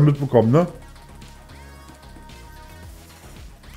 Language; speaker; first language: German; native; German